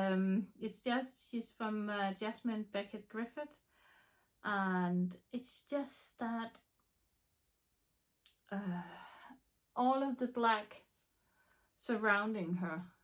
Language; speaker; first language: English; non-native, fluent; Danish